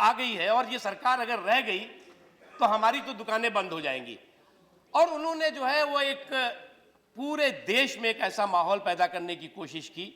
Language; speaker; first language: Hindi; native; Hindi